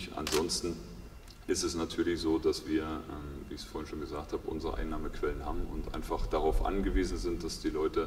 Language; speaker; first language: German; native; German